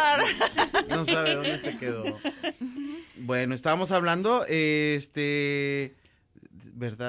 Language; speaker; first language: Spanish; native; Spanish